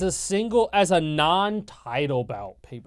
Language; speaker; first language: English; native; English